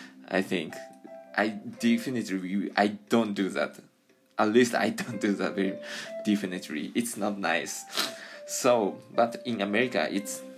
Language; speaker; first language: English; non-native, learner; Japanese